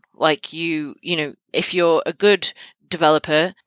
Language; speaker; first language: English; native; English